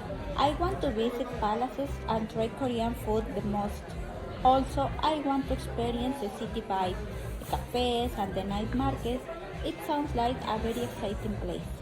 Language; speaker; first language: English; non-native, learner; Spanish